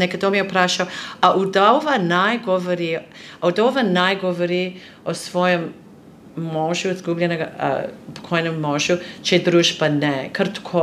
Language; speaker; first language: Slovenian; non-native, fluent; English